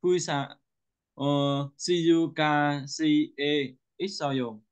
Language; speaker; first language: Korean; non-native, learner; Vietnamese